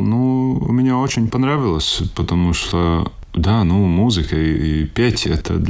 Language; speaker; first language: Russian; non-native, local second language; Latvian